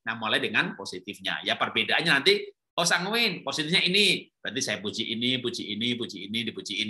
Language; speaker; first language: Indonesian; native; Indonesian